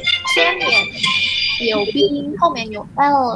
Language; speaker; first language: Chinese; non-native, learner; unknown